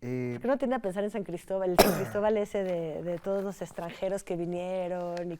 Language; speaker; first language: Spanish; native; Spanish